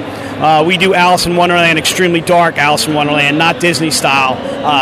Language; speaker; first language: English; native; English